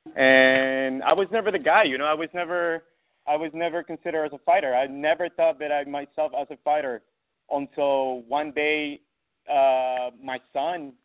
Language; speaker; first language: English; non-native, fluent; Spanish